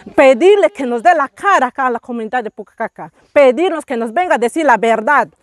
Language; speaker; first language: Spanish; native; Spanish